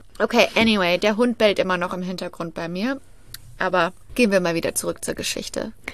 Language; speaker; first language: German; native; German